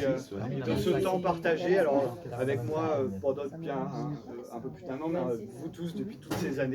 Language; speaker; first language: French; native; French